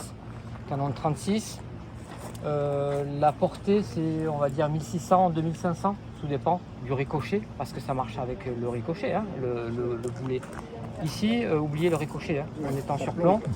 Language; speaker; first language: French; native; French